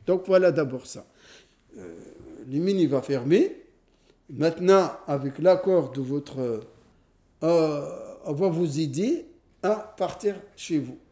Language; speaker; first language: French; non-native, fluent; Arabic